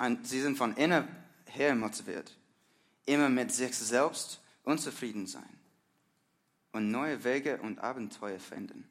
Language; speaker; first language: German; non-native, learner; English